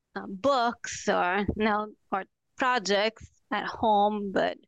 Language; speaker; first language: English; non-native, fluent; Portuguese